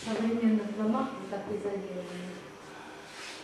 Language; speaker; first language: Russian; native; Russian